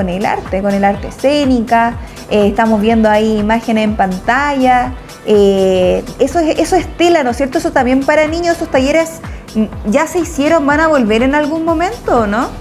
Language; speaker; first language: Spanish; native; Spanish